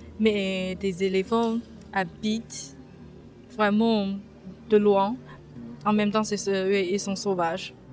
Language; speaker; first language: French; non-native, fluent; Chinese